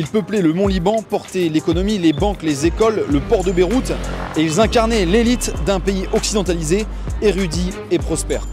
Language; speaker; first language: French; native; French